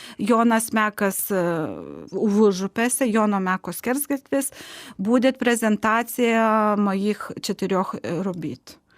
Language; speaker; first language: Ukrainian; non-native, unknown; Lithuanian